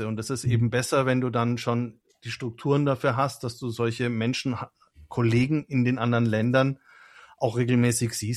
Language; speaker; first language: German; native; German